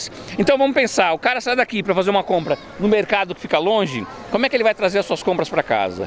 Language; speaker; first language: Portuguese; native; Portuguese